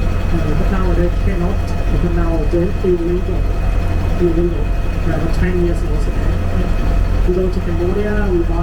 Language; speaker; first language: English; non-native, learner; Vietnamese